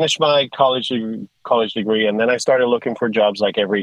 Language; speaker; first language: English; non-native, fluent; Spanish